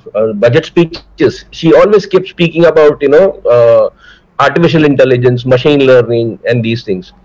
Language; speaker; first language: English; non-native, local second language; Marathi